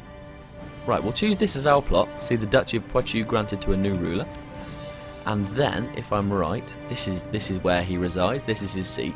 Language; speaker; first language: English; native; English